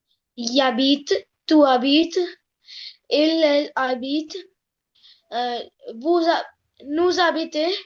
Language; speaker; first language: French; non-native, learner; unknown